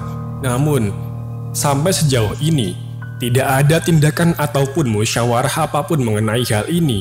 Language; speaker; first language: Indonesian; native; Indonesian